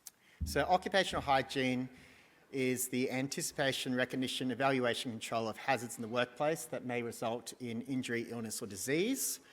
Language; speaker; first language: English; native; English